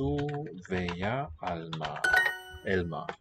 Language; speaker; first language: Turkish; non-native, learner; English